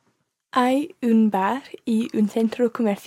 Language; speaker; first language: Spanish; non-native, learner; English